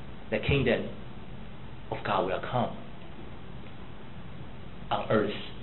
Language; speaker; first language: English; non-native, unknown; Chinese